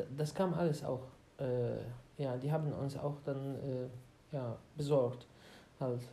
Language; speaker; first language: German; non-native, fluent; Arabic